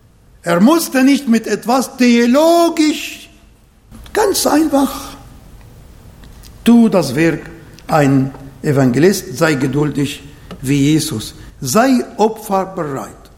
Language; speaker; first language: German; non-native, fluent; Arabic